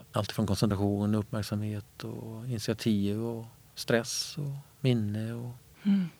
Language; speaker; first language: Swedish; native; Swedish